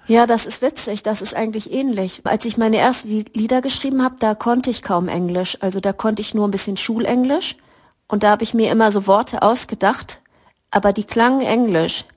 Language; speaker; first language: German; native; German